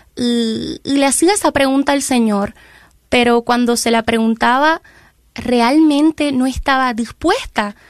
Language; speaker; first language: Spanish; native; Spanish